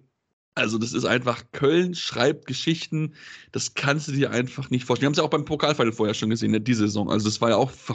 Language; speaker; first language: German; native; German